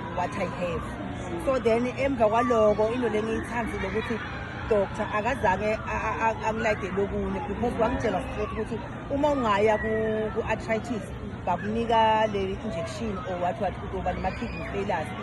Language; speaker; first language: Zulu; non-native, local second language; Swati